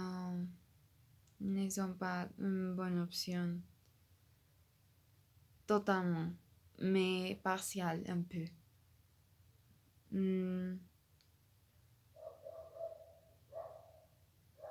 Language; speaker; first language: French; non-native, learner; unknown